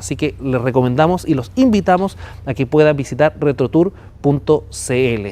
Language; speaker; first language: Spanish; native; Spanish